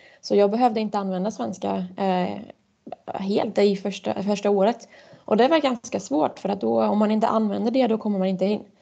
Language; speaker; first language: Swedish; non-native, fluent; German